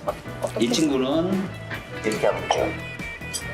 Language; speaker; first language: Korean; native; Korean